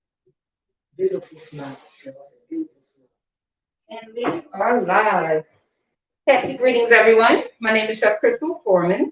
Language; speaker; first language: English; native; English